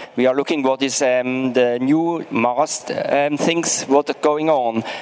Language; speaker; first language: English; non-native, fluent; German